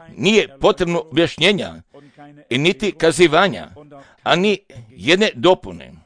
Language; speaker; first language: Croatian; non-native, fluent; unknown